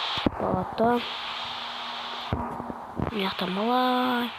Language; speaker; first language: Russian; non-native, local second language; Kazakh